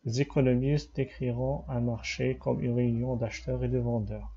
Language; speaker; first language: French; non-native, local second language; Arabic